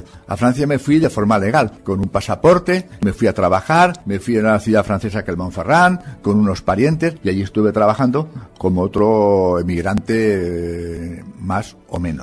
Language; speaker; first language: Spanish; native; Spanish